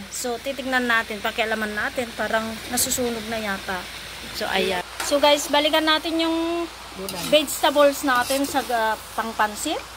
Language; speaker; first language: Filipino; non-native, local second language; Iloko